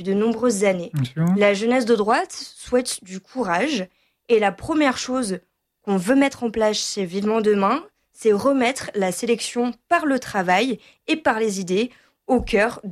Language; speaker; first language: French; native; French